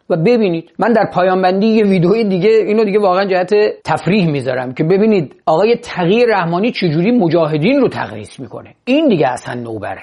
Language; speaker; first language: Persian; native; Persian